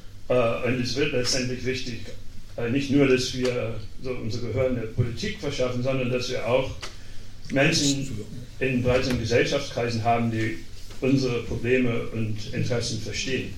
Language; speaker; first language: German; non-native, fluent; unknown